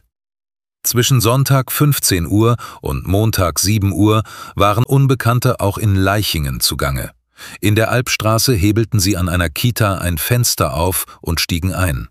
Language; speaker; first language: German; native; German